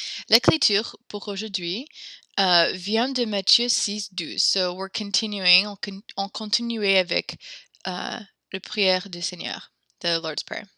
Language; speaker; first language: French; non-native, fluent; English